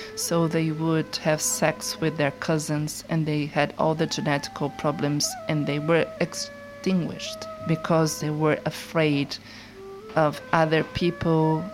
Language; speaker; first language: English; non-native, fluent; Portuguese